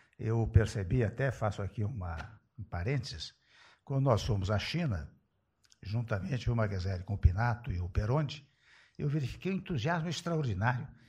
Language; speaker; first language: Portuguese; early bilingual, other home language; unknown